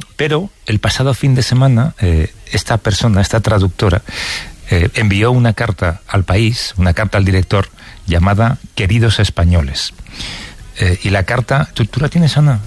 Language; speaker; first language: Spanish; native; Spanish